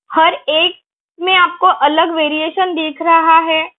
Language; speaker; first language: Hindi; non-native, local second language; Marathi